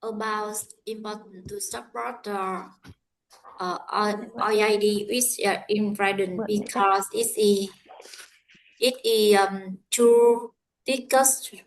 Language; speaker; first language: English; non-native, learner; Vietnamese